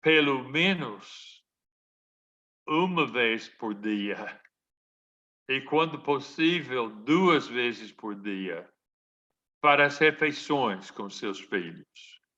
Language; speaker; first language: Portuguese; non-native, fluent; English